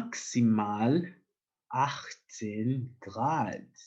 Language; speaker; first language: German; non-native, learner; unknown